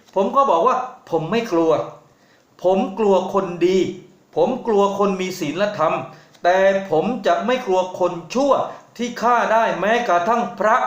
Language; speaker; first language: Thai; native; Thai